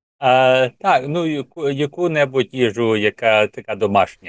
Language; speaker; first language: Ukrainian; early bilingual, heritage; English